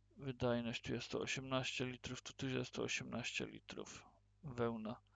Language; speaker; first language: Polish; early bilingual, heritage; Polish